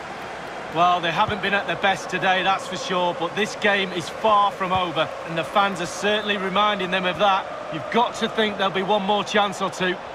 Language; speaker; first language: English; native; English